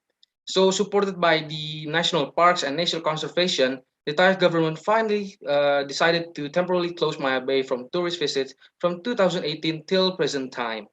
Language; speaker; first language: English; non-native, fluent; Indonesian